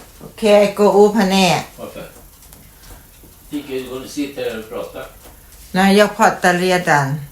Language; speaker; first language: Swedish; non-native, learner; Thai